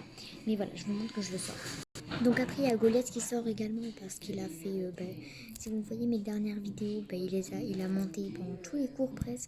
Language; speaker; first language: French; native; French